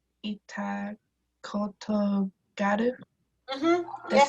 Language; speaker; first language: Japanese; non-native, learner; English